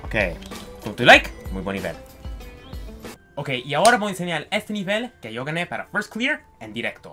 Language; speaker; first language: Spanish; early bilingual, heritage; Spanish